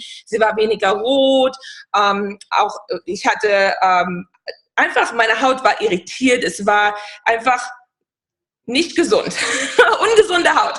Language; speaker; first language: German; non-native, fluent; English